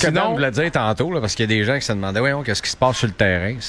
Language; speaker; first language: French; native; French